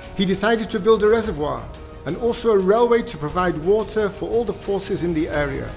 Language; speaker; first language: English; native; English